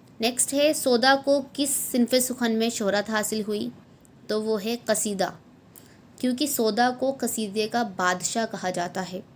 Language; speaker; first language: Urdu; native; Urdu